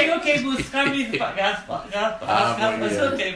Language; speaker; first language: Spanish; non-native, fluent; English